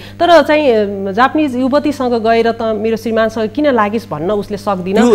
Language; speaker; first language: Nepali; native; Nepali